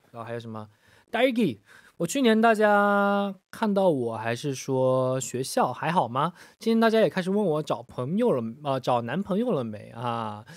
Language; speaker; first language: Chinese; native; Chinese